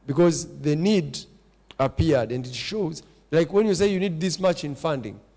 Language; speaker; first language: English; non-native, local second language; Swahili